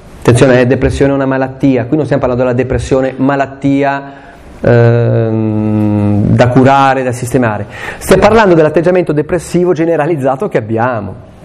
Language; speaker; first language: Italian; non-native, local second language; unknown